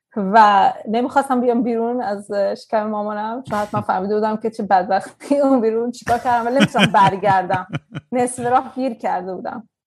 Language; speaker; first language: Persian; early bilingual, heritage; Persian